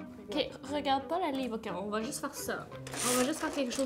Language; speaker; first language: French; non-native, fluent; English